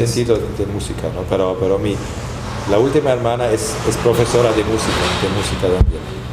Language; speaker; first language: Spanish; non-native, fluent; German